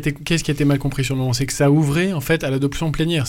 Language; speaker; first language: French; native; French